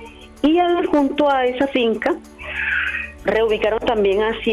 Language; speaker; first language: Spanish; native; Spanish